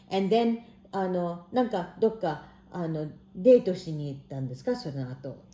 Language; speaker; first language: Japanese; early bilingual, heritage; Japanese